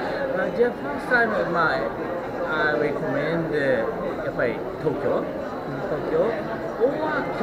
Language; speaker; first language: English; non-native, learner; Japanese